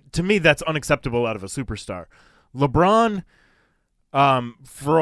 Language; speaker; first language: English; native; English